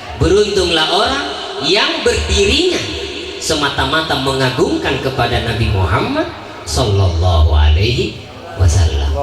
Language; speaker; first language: Indonesian; non-native, local second language; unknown